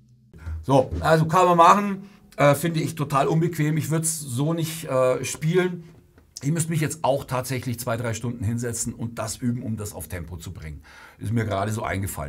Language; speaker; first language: German; native; German